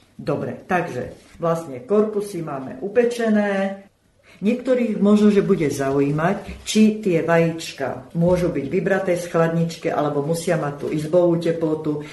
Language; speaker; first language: Slovak; native; Slovak